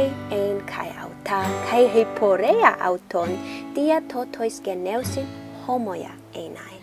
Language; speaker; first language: Greek; non-native, learner; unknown